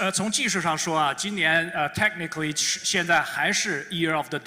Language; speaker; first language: Chinese; native; Chinese